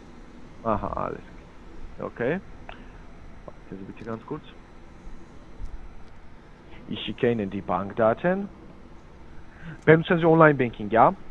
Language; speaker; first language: German; non-native, learner; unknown